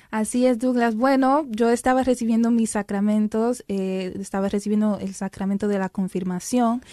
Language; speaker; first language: Spanish; early bilingual, heritage; Spanish